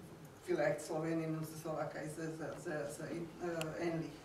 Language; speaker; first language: German; non-native, fluent; Slovak